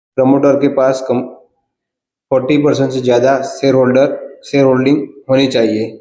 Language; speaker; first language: Hindi; non-native, local second language; Gujarati